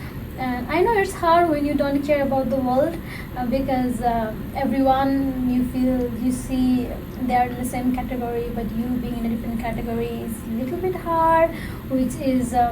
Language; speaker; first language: English; non-native, fluent; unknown